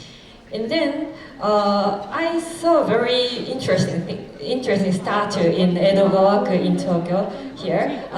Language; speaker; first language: English; non-native, fluent; Japanese